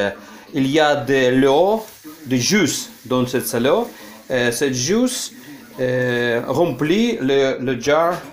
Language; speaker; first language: French; non-native, learner; Ukrainian